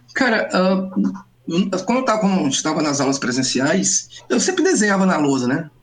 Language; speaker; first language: Portuguese; native; Portuguese